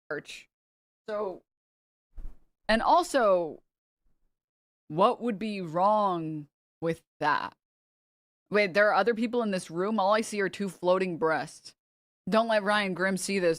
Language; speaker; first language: English; native; English